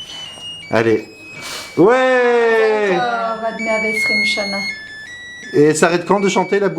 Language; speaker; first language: French; native; French